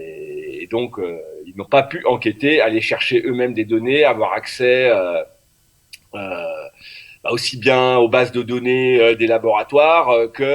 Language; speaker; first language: French; native; French